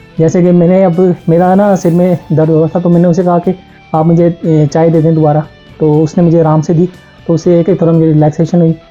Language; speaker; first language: Urdu; non-native, local second language; Punjabi